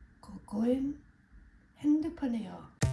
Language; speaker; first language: Korean; non-native, learner; English